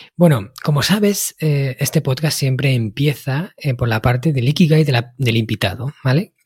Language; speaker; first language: Spanish; native; Spanish